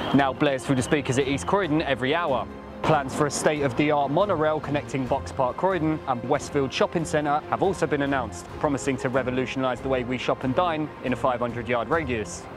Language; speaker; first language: English; native; English